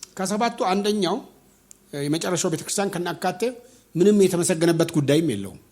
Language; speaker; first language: Amharic; non-native, local second language; Oromo